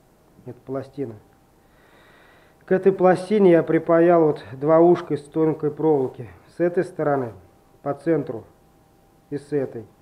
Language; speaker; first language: Russian; native; Russian